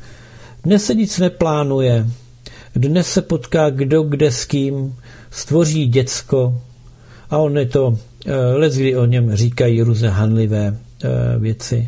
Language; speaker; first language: Czech; native; Czech